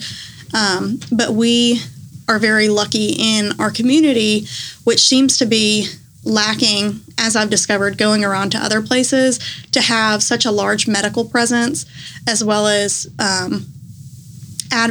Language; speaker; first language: English; native; English